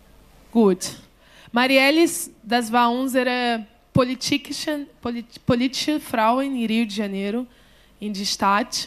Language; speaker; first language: German; non-native, learner; Portuguese